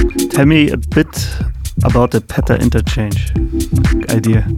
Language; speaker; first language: English; non-native, fluent; German